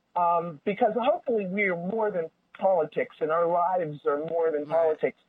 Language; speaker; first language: English; native; English